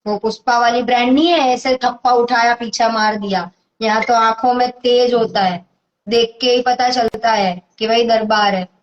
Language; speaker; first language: Hindi; non-native, local second language; Gujarati